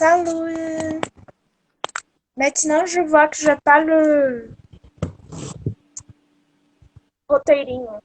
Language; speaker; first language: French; non-native, learner; Portuguese